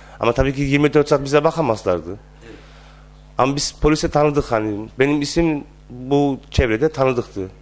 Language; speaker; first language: Turkish; early bilingual, heritage; Turkish